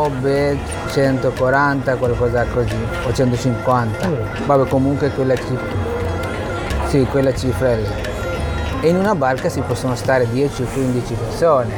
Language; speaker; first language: Italian; non-native, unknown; Bangla